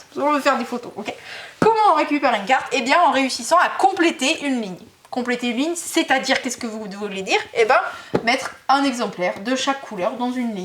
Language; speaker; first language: French; native; French